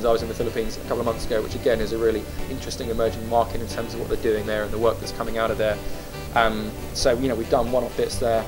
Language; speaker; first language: English; native; English